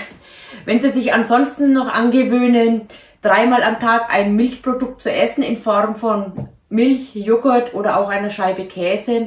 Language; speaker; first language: German; native; German